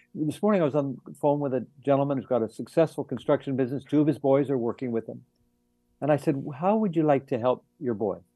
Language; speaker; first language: English; native; English